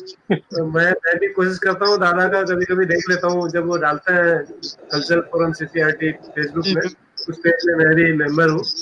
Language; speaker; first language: Hindi; native; Hindi